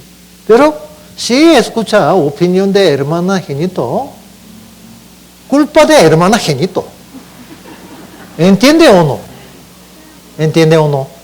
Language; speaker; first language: Spanish; non-native, learner; Korean